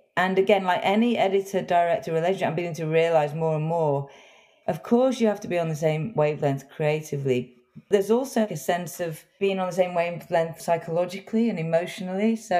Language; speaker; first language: English; native; English